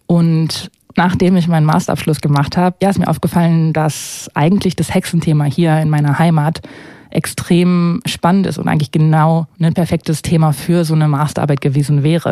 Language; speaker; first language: German; native; German